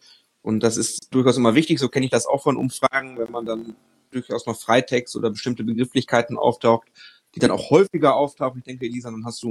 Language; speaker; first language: German; native; German